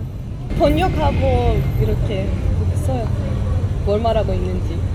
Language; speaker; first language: Korean; non-native, learner; Persian